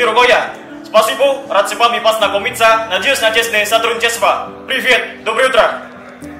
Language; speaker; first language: Russian; non-native, learner; Indonesian